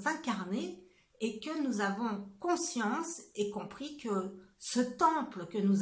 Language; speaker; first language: French; native; French